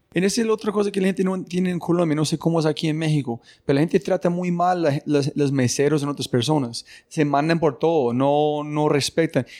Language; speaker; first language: Spanish; non-native, fluent; English